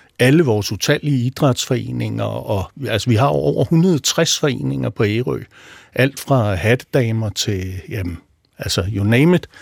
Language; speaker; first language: Danish; native; Danish